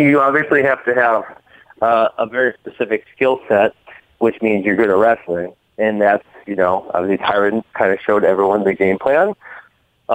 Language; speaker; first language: English; native; English